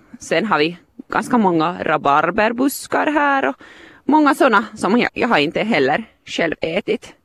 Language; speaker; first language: Swedish; non-native, local second language; Finnish